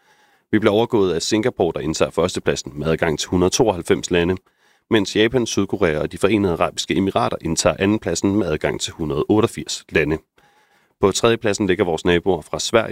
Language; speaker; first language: Danish; native; Danish